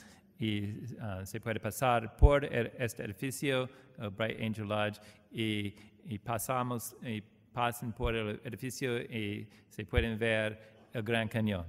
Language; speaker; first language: Spanish; non-native, learner; English